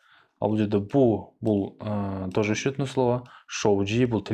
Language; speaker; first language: Russian; non-native, local second language; Kyrgyz